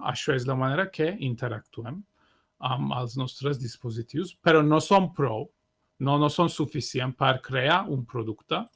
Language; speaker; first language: Catalan; non-native, fluent; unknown